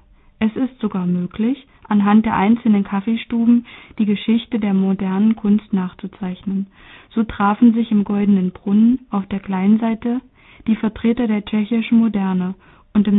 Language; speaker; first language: German; native; German